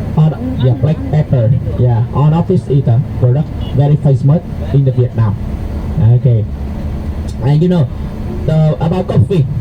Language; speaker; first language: English; non-native, learner; Vietnamese